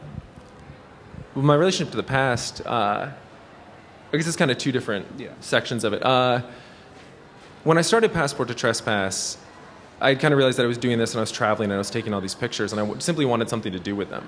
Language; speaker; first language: English; native; English